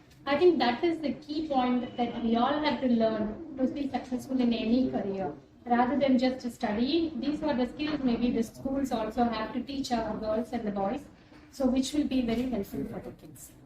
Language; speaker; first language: English; non-native, local second language; Tamil